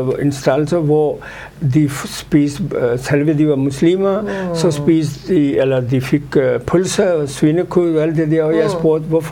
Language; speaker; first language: Danish; non-native, fluent; Urdu